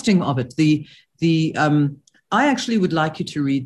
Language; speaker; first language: English; native; English